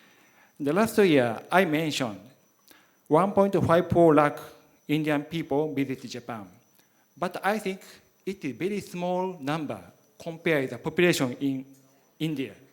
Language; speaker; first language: English; non-native, learner; Japanese